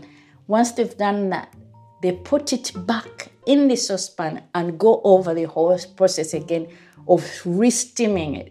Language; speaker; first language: English; non-native, local second language; Ganda